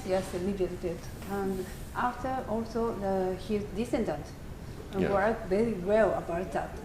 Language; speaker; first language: English; non-native, learner; Japanese